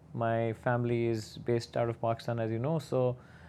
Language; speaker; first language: English; non-native, local second language; Urdu